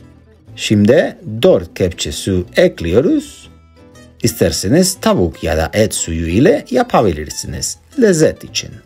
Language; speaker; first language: Turkish; non-native, learner; Spanish